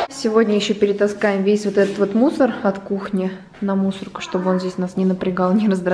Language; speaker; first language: Russian; native; Russian